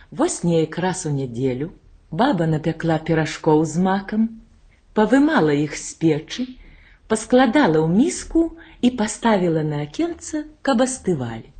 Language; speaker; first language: Belarusian; native; Belarusian